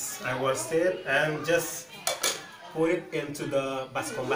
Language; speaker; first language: English; non-native, learner; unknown